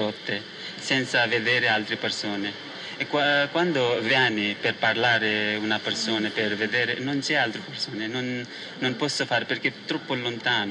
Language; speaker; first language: Italian; non-native, learner; Nepali